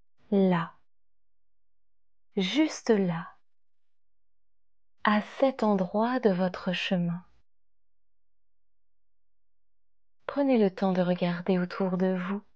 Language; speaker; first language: French; native; French